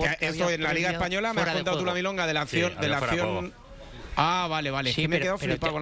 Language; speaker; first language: Spanish; native; Spanish